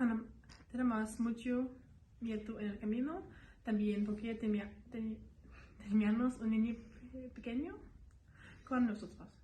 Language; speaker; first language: Spanish; non-native, learner; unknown